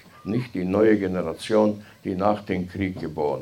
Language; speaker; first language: German; non-native, fluent; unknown